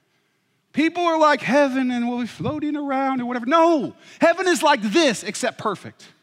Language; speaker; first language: English; native; English